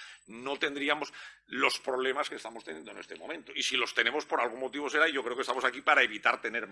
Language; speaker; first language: Spanish; native; Spanish